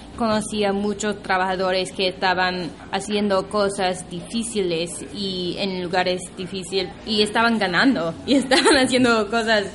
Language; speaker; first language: Spanish; non-native, fluent; English